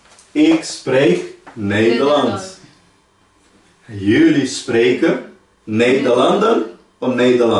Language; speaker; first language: Dutch; non-native, fluent; Portuguese